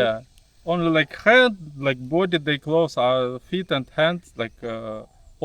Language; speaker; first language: English; non-native, learner; Russian